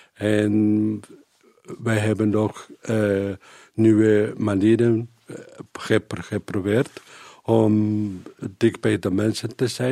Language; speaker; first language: Dutch; non-native, learner; Spanish